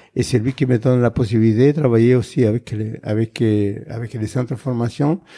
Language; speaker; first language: French; non-native, fluent; Spanish